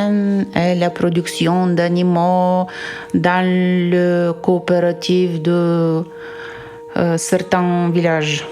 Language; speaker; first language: French; non-native, fluent; Bulgarian